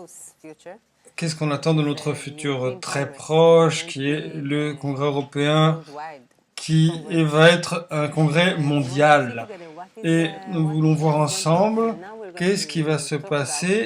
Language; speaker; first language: French; non-native, fluent; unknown